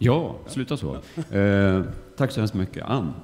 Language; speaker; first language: Swedish; native; Swedish